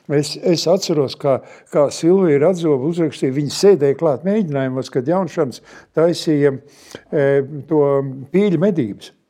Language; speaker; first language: Latvian; native; Latvian